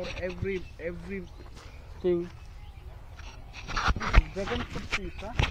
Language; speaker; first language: English; non-native, learner; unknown